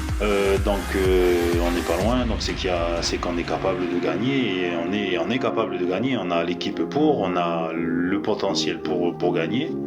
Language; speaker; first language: French; native; French